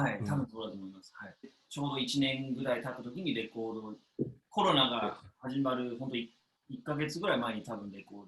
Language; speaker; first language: Japanese; native; Japanese